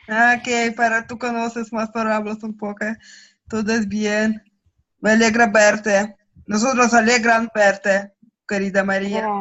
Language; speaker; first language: Spanish; non-native, learner; Russian